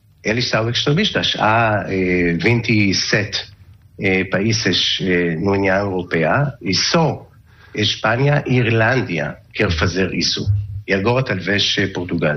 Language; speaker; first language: Portuguese; non-native, learner; Hebrew